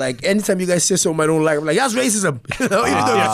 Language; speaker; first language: English; early bilingual, other home language; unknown